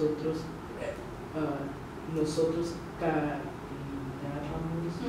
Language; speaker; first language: Spanish; non-native, learner; English